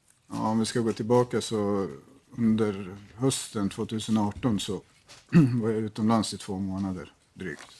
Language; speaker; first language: Swedish; native; Swedish